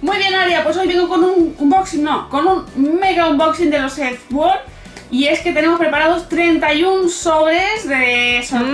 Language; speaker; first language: Spanish; native; Spanish